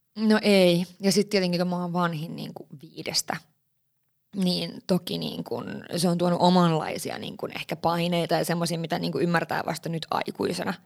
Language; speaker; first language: Finnish; early bilingual, heritage; Finnish